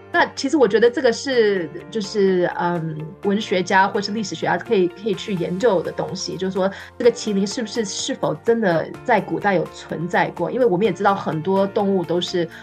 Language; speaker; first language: Chinese; native; Chinese